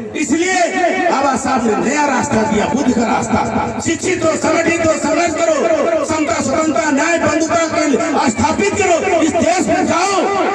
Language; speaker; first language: Hindi; native; Hindi